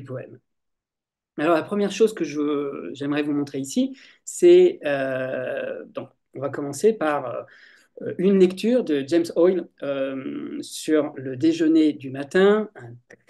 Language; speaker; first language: French; native; French